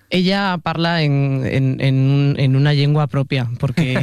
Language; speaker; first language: Catalan; non-native, learner; Spanish